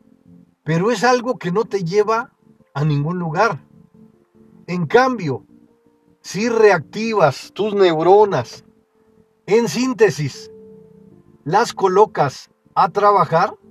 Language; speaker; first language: Spanish; native; Spanish